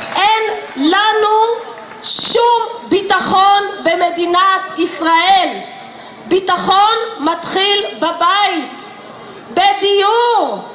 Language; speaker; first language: Hebrew; native; Hebrew